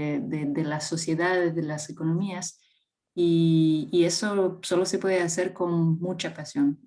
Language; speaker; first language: Spanish; non-native, fluent; French